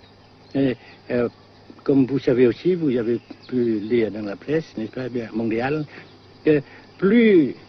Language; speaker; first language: French; non-native, fluent; Vietnamese